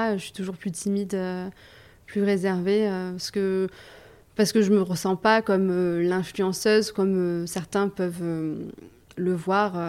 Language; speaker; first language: French; native; French